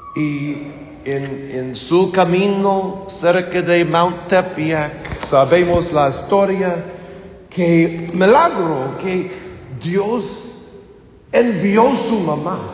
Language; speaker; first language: Spanish; non-native, learner; English